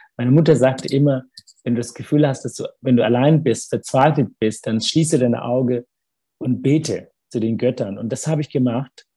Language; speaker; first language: German; early bilingual, other home language; Tamil